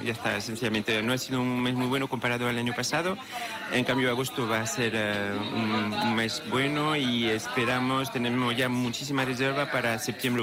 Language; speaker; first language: Spanish; non-native, fluent; French